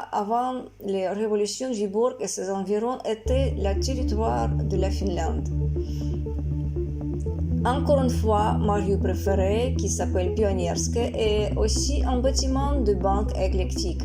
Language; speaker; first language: French; non-native, fluent; Russian